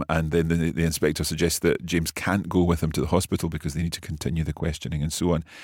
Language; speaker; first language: English; native; English